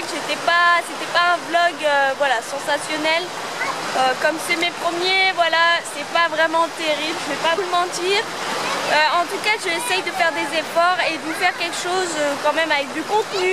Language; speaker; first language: French; native; French